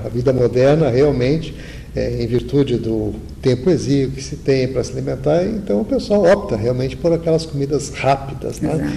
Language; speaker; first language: Portuguese; native; Portuguese